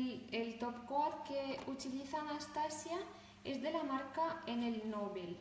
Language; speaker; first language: Spanish; non-native, fluent; Russian